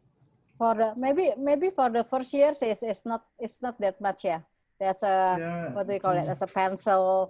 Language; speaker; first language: English; non-native, fluent; Indonesian